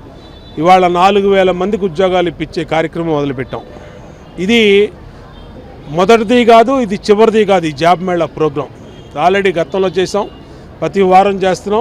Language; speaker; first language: Telugu; native; Telugu